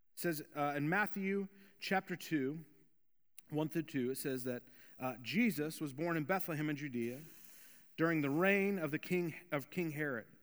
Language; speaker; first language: English; native; English